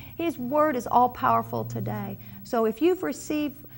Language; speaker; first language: English; native; English